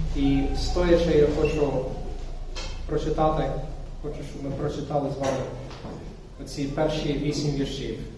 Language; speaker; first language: Ukrainian; non-native, fluent; English